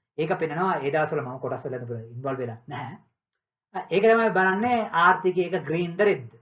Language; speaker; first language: Sinhala; non-native, local second language; Tamil